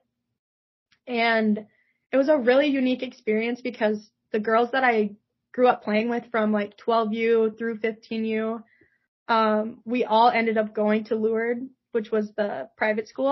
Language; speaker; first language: English; native; English